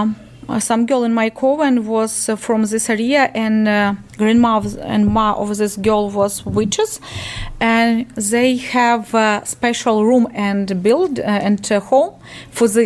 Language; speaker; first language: English; non-native, learner; Ukrainian